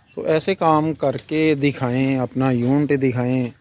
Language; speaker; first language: Hindi; non-native, local second language; Punjabi